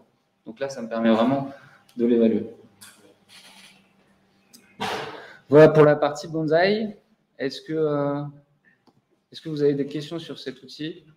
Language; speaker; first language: French; native; French